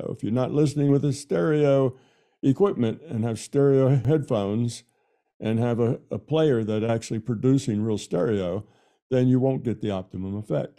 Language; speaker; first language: English; native; English